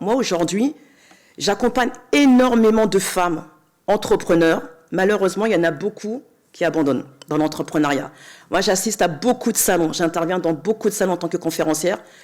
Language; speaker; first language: French; native; French